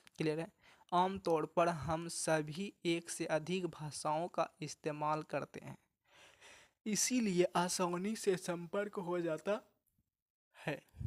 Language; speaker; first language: Hindi; native; Hindi